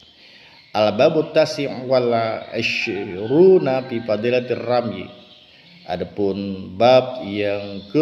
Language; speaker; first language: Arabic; non-native, fluent; Banjar